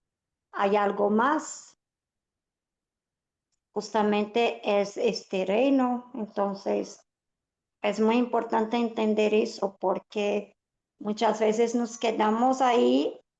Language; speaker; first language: Spanish; non-native, fluent; Portuguese